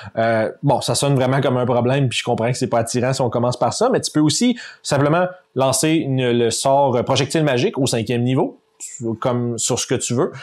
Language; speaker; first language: French; native; French